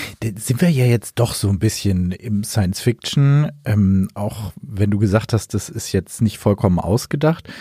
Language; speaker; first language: German; native; German